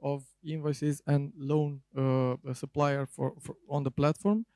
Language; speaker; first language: English; non-native, fluent; Romanian